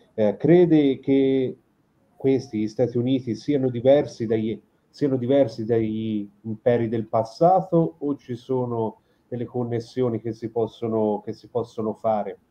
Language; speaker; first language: Italian; native; Italian